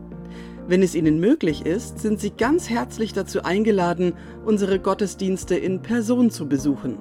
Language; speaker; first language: German; native; German